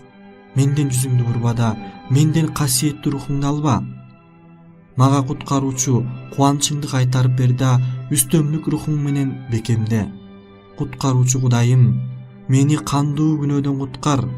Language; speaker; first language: Kyrgyz; native; Kyrgyz